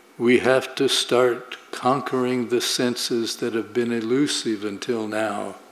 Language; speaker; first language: English; native; English